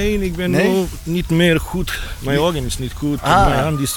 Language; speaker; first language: Dutch; non-native, learner; Bosnian